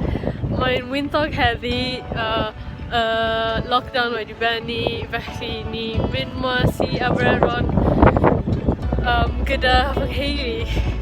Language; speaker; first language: Welsh; non-native, learner; English